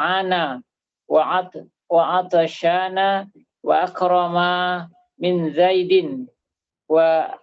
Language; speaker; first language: Arabic; non-native, learner; Indonesian